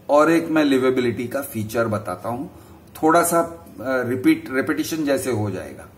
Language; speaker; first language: Hindi; non-native, local second language; Gujarati